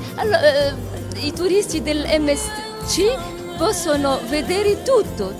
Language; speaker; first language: Italian; non-native, fluent; Arabic